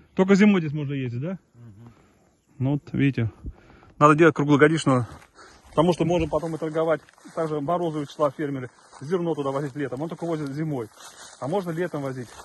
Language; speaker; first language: Russian; native; Russian